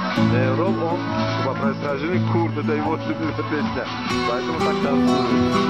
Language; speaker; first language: Russian; non-native, local second language; Tajik